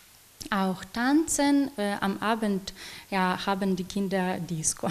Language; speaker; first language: German; non-native, local second language; Ukrainian